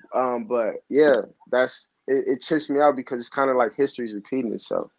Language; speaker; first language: English; native; English